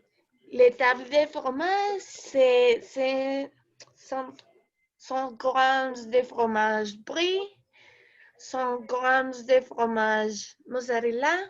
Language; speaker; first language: French; non-native, learner; Spanish